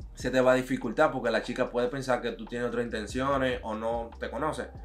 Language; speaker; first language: Spanish; native; Spanish